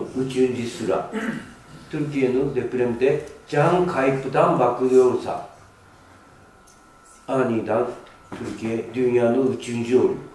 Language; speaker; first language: Turkish; non-native, fluent; Japanese